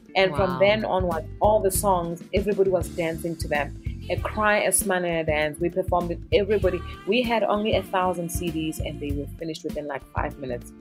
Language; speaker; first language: English; non-native, local second language; Northern Sotho